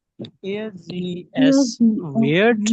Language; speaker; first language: German; non-native, learner; Hindi